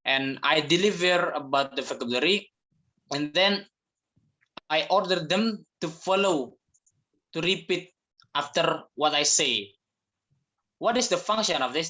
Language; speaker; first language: English; non-native, fluent; Indonesian